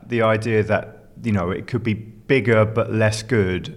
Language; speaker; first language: English; native; English